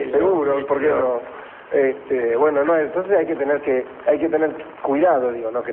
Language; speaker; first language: Spanish; native; Spanish